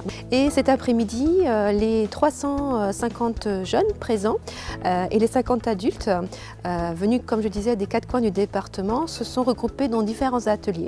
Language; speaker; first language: French; native; French